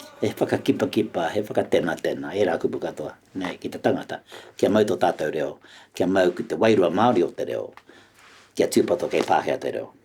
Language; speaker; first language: Māori; native; Māori